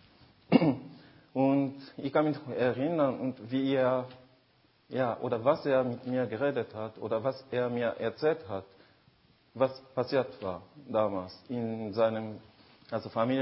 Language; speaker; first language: German; non-native, fluent; Japanese